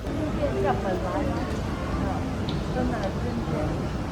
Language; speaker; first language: Chinese; native; Chinese